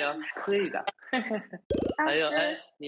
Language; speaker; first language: Chinese; non-native, learner; Japanese